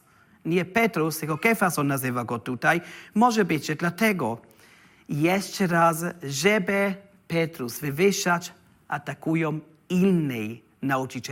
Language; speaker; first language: Polish; non-native, learner; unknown